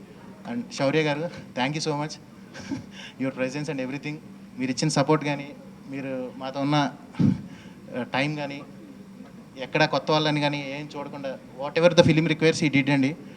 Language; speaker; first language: Telugu; native; Telugu